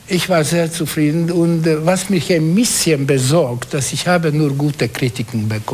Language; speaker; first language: German; non-native, fluent; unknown